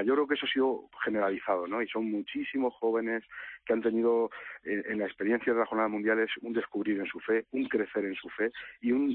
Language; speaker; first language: Spanish; native; Spanish